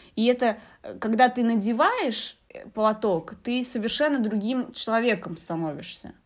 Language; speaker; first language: Russian; early bilingual, heritage; Russian